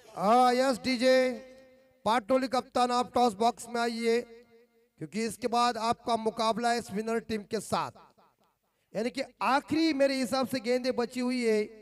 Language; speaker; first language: Hindi; non-native, local second language; Marathi